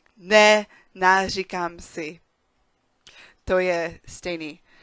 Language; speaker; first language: Czech; non-native, learner; English